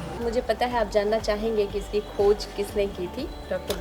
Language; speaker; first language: Hindi; native; Hindi